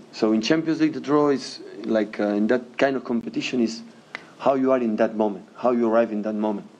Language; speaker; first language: English; non-native, fluent; Catalan